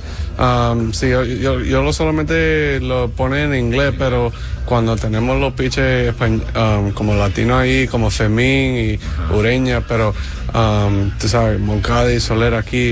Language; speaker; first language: Spanish; early bilingual, heritage; English